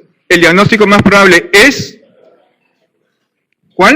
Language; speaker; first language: Spanish; native; Spanish